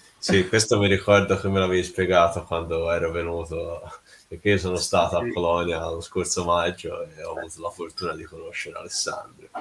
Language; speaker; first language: Italian; native; Italian